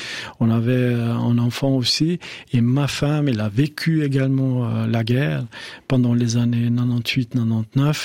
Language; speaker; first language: French; non-native, fluent; Albanian